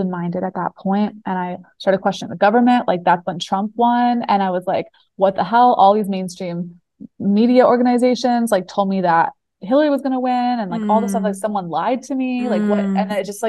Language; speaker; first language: English; native; English